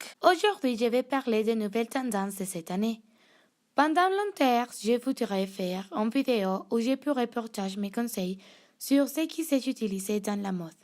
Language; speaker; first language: French; non-native, learner; Spanish